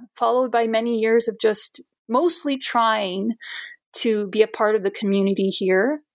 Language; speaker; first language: English; non-native, fluent; Portuguese